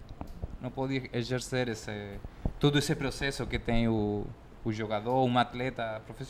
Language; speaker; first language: Portuguese; non-native, fluent; Spanish